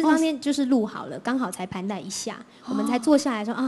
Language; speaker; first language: Chinese; native; Chinese